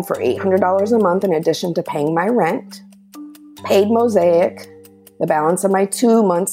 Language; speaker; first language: English; native; English